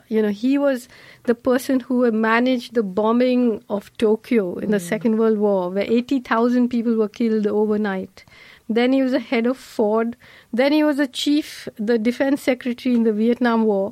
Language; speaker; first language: English; non-native, local second language; Malayalam